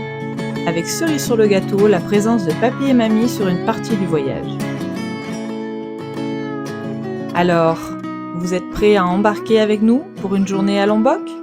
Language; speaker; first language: French; native; French